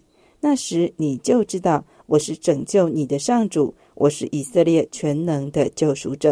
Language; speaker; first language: Chinese; native; Chinese